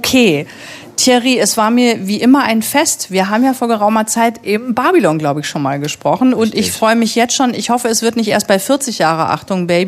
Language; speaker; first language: German; native; German